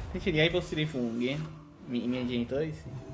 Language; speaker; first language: Italian; native; Italian